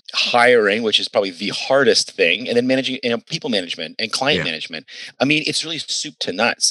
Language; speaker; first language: English; native; English